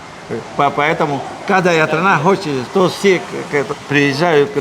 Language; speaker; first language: Russian; non-native, learner; Spanish